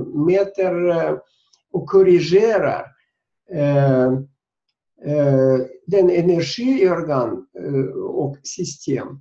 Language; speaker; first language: Swedish; non-native, fluent; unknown